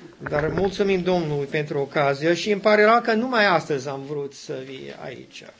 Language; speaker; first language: Romanian; non-native, learner; English